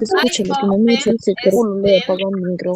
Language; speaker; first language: English; non-native, learner; Spanish